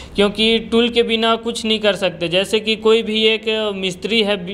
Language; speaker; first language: Hindi; native; Hindi